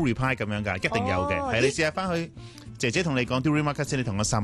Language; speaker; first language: Cantonese; native; Cantonese